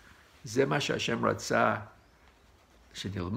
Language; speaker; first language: Hebrew; non-native, fluent; English